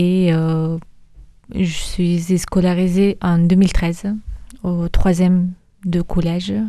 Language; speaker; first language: French; early bilingual, other home language; Mongolian